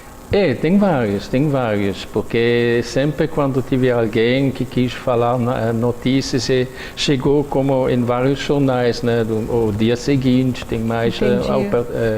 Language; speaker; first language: Portuguese; non-native, fluent; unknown